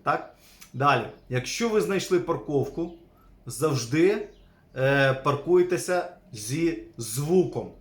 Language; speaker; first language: Ukrainian; native; Ukrainian